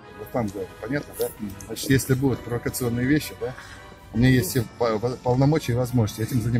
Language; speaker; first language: Russian; native; Russian